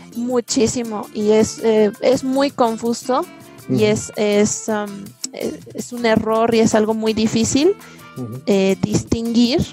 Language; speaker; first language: Spanish; native; Spanish